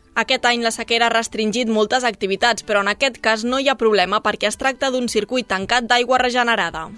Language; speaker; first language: Catalan; native; Catalan